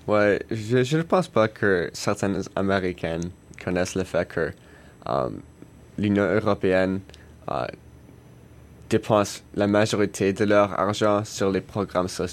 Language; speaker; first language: French; non-native, learner; English